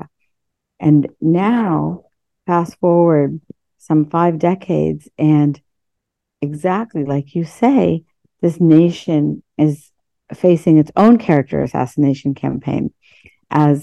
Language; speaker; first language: English; early bilingual, other home language; Urdu